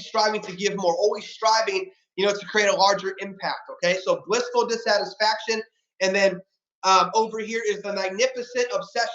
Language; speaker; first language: English; native; English